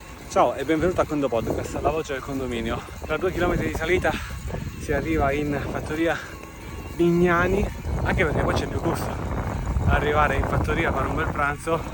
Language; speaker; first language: Italian; native; Italian